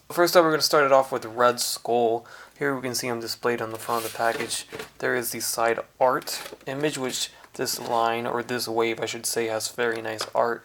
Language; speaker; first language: English; native; English